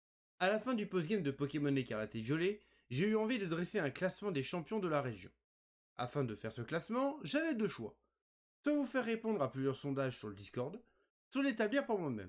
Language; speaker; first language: French; native; French